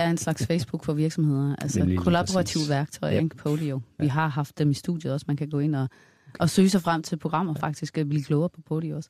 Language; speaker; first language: Danish; native; Danish